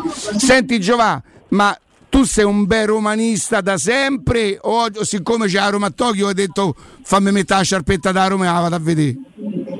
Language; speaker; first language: Italian; native; Italian